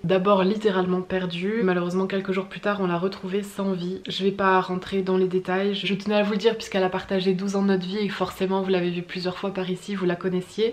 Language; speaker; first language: French; native; French